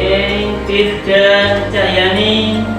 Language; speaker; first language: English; non-native, learner; Indonesian